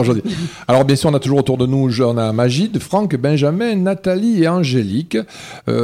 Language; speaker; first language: French; native; French